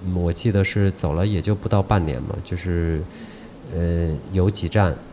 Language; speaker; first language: Chinese; native; Chinese